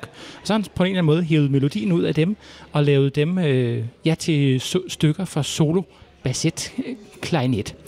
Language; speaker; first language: Danish; native; Danish